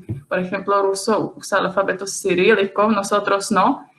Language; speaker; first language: Spanish; non-native, fluent; Czech